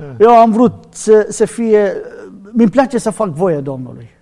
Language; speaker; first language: Romanian; non-native, learner; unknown